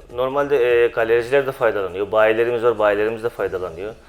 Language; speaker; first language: Turkish; native; Turkish